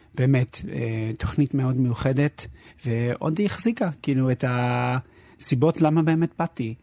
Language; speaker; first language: Hebrew; non-native, fluent; English